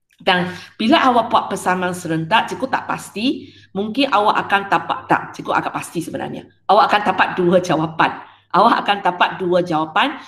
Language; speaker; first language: Malay; non-native, local second language; Chinese